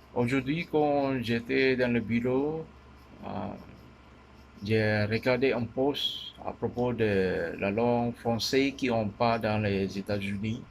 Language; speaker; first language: French; non-native, learner; Min Nan Chinese